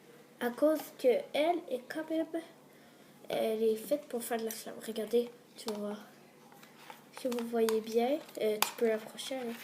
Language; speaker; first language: French; native; French